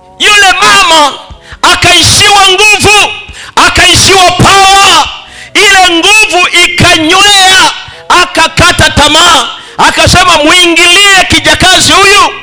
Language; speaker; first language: Swahili; native; Swahili